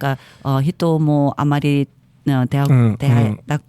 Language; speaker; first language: Japanese; non-native, learner; Korean